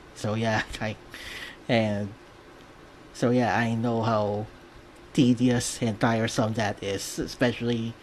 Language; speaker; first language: English; non-native, local second language; Filipino